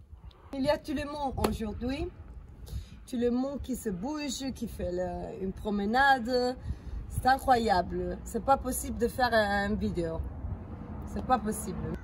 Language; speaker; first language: French; non-native, fluent; Italian